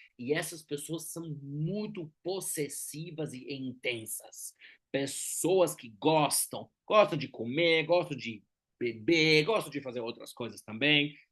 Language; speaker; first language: Portuguese; non-native, fluent; German